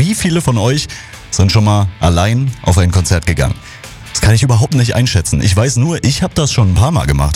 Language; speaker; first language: German; native; German